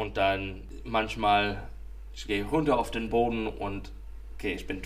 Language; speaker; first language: German; non-native, fluent; English